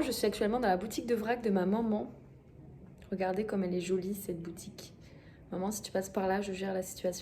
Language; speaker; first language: French; native; French